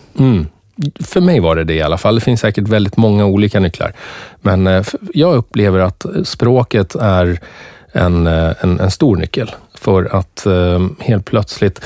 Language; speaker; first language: Swedish; early bilingual, other home language; Persian